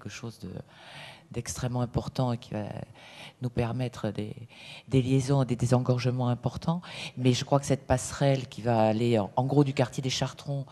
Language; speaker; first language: French; native; French